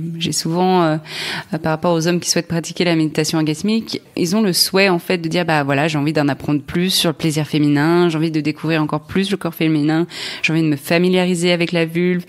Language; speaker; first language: French; native; French